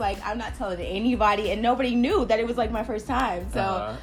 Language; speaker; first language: English; native; English